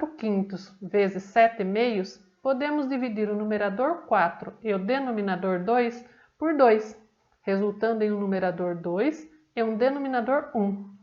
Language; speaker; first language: Portuguese; native; Portuguese